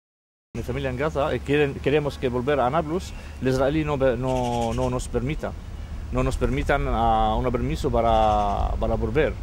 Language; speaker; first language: Spanish; non-native, fluent; Arabic